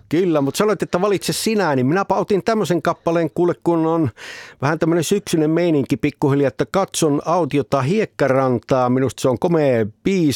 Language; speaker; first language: Finnish; native; Finnish